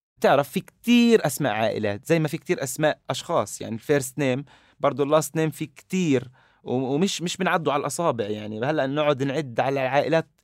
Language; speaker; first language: Arabic; native; Arabic